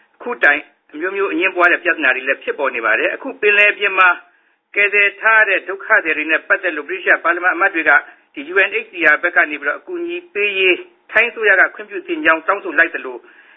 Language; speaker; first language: Burmese; native; Burmese